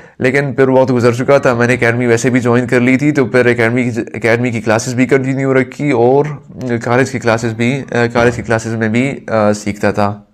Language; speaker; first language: Urdu; non-native, local second language; Pashto